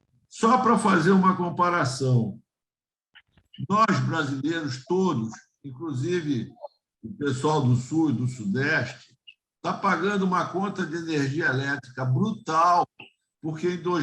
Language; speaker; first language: Portuguese; native; Portuguese